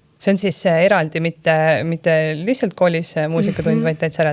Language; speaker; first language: Estonian; native; Estonian